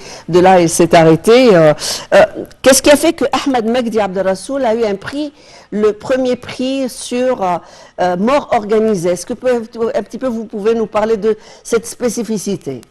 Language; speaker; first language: French; non-native, fluent; Arabic